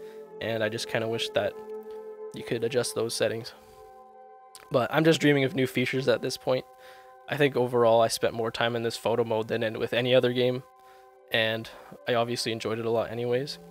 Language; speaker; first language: English; native; English